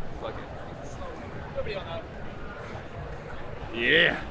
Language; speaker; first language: English; native; English